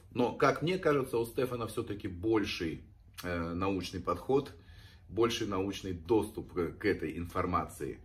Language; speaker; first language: Russian; native; Russian